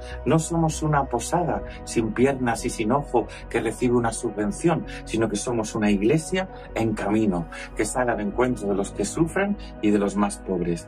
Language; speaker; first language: Spanish; native; Spanish